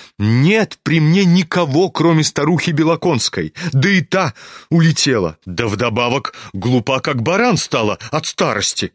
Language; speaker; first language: Russian; native; Russian